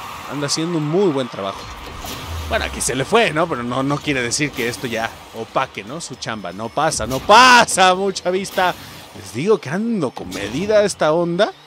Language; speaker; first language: Spanish; native; Spanish